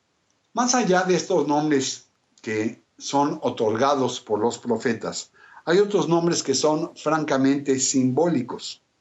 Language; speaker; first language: Spanish; native; Spanish